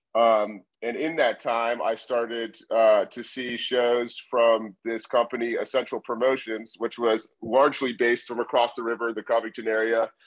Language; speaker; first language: English; native; English